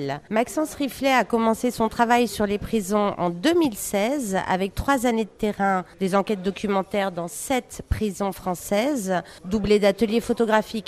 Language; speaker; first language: French; native; French